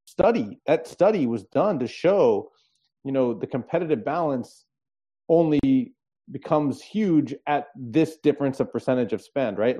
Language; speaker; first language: English; native; English